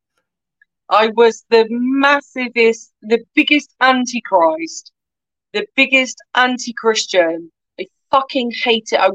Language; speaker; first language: English; native; English